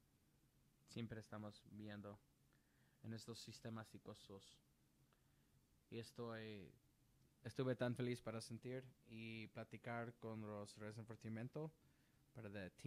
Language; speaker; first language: Spanish; non-native, learner; English